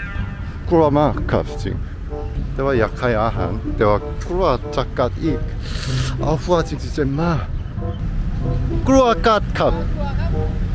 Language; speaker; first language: Thai; non-native, learner; Korean